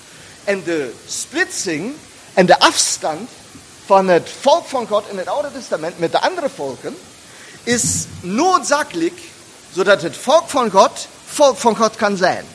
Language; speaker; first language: Dutch; non-native, fluent; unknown